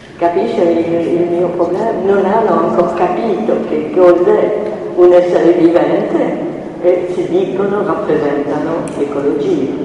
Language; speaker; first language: Italian; non-native, fluent; French